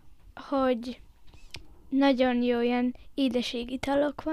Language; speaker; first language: Hungarian; early bilingual, heritage; Hungarian